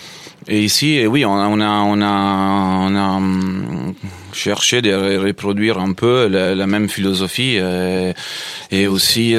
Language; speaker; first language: French; non-native, fluent; Italian